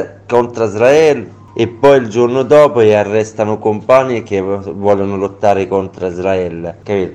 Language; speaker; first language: Italian; non-native, learner; Arabic